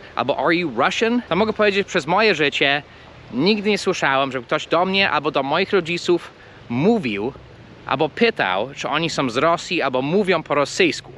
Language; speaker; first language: Polish; early bilingual, heritage; Polish